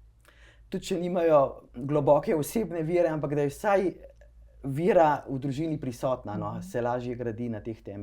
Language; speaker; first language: Slovenian; native; Slovenian